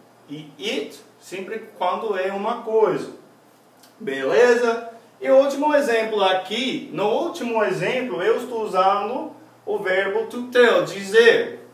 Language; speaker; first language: Portuguese; non-native, fluent; English